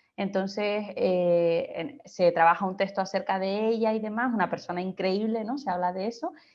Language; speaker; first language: Spanish; native; Spanish